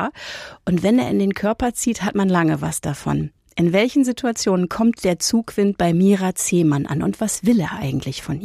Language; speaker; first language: German; native; German